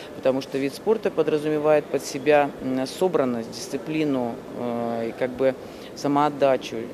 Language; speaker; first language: Russian; native; Russian